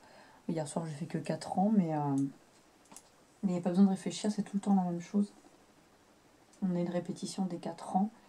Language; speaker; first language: French; native; French